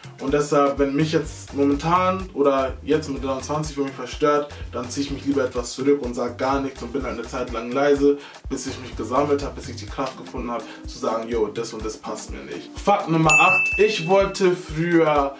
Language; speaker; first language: German; early bilingual, heritage; German